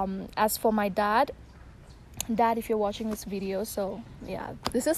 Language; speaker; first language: English; non-native, local second language; Tamil